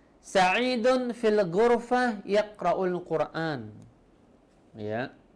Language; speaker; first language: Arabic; non-native, fluent; Indonesian